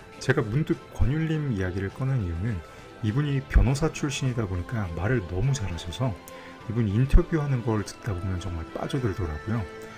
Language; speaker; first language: Korean; native; Korean